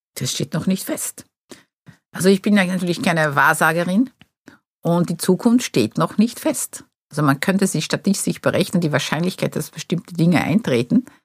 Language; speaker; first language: German; non-native, fluent; Portuguese